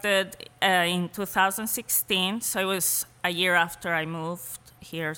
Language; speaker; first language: English; non-native, fluent; Spanish